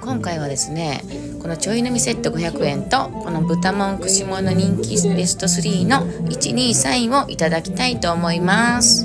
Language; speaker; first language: Japanese; native; Japanese